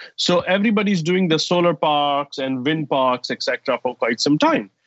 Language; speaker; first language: English; non-native, fluent; Arabic